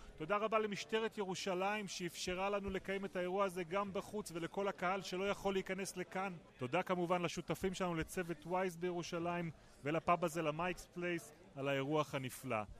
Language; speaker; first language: Hebrew; native; Hebrew